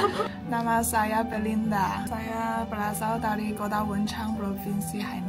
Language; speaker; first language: Indonesian; non-native, learner; Chinese